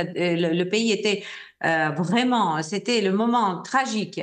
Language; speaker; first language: French; non-native, fluent; Georgian